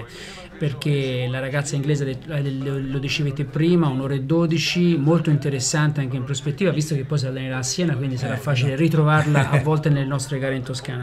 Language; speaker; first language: Italian; native; Italian